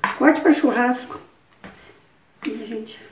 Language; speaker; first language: Portuguese; native; Portuguese